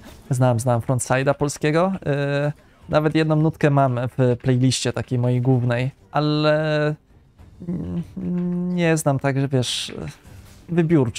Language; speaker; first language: Polish; native; Polish